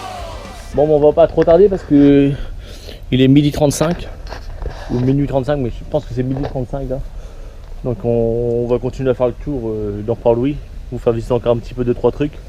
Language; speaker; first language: French; native; French